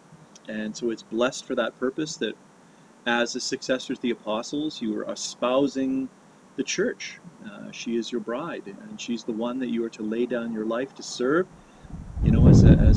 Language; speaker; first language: English; native; English